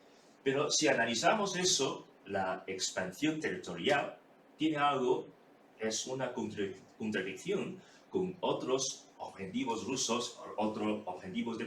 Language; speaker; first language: Spanish; non-native, fluent; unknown